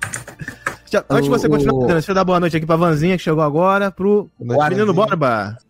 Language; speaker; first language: Portuguese; native; Portuguese